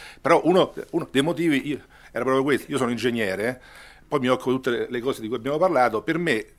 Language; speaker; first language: Italian; native; Italian